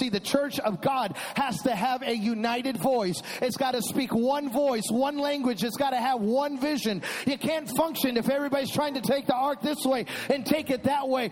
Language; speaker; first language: English; early bilingual, other home language; Spanish